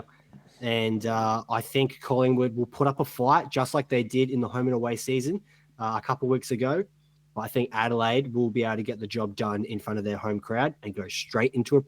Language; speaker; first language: English; native; English